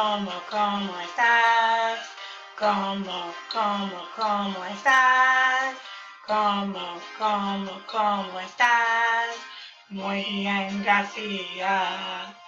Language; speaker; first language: Spanish; non-native, learner; English